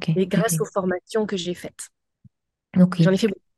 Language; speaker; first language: French; native; French